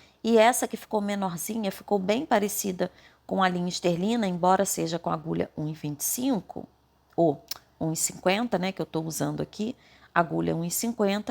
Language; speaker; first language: Portuguese; native; Portuguese